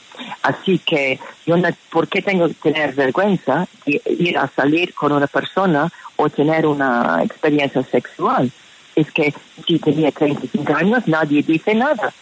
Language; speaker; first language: Spanish; non-native, fluent; English